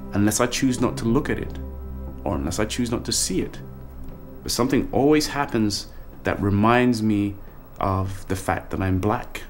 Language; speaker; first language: English; native; English